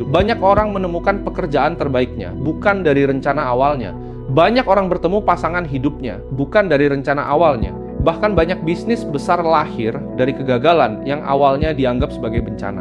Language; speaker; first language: Indonesian; native; Indonesian